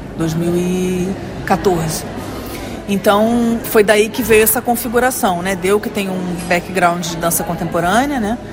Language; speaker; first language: Portuguese; native; Portuguese